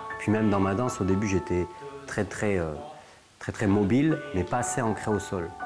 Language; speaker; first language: French; native; French